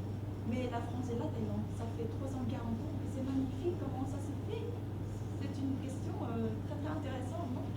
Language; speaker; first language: French; non-native, fluent; Thai